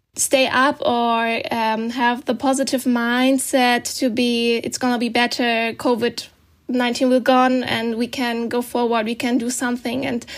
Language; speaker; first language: English; non-native, fluent; German